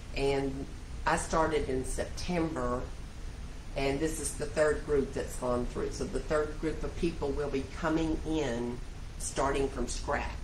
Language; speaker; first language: English; native; English